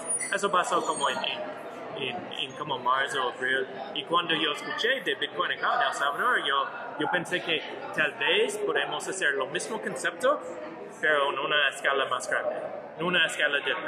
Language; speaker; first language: Spanish; non-native, learner; English